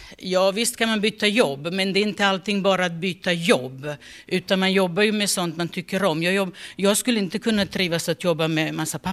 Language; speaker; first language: Swedish; non-native, fluent; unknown